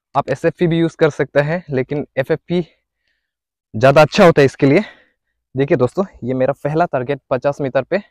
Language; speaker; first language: Hindi; non-native, local second language; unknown